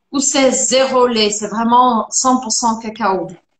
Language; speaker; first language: French; non-native, fluent; Portuguese